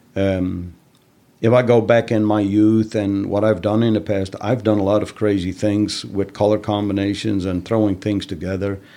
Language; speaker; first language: English; non-native, fluent; Dutch